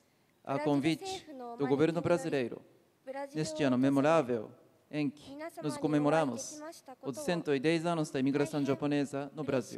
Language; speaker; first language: Portuguese; non-native, learner; Japanese